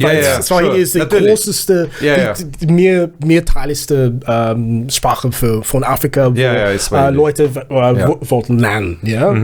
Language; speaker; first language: German; non-native, learner; Zulu